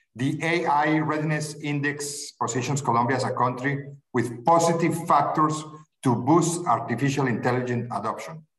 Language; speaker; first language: English; non-native, fluent; Spanish